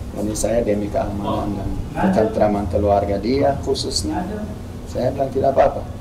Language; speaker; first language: Indonesian; non-native, fluent; Swedish